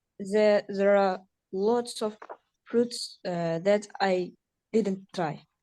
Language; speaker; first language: English; non-native, learner; Uzbek